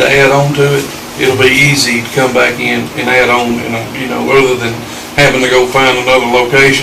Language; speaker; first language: English; native; English